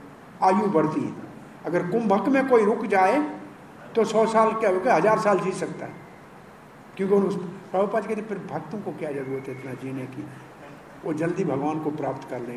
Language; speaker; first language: Hindi; native; Hindi